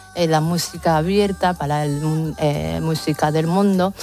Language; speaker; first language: Spanish; non-native, fluent; Japanese